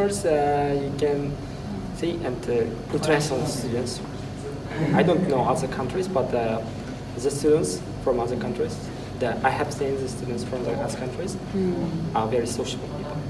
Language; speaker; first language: English; non-native, fluent; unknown